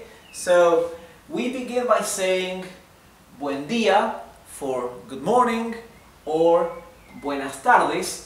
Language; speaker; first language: English; non-native, fluent; Spanish